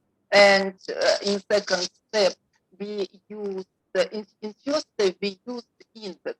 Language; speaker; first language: English; non-native, learner; Russian